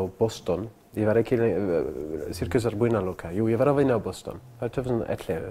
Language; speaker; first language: Icelandic; non-native, learner; French